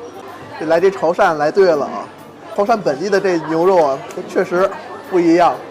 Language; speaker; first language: Chinese; native; Chinese